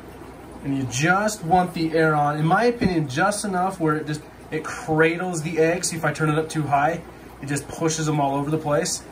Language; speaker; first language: English; native; English